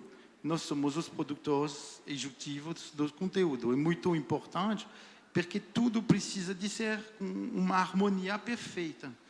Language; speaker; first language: Portuguese; non-native, fluent; French